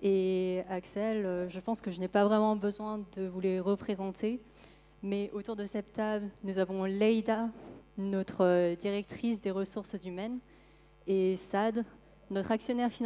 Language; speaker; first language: French; native; French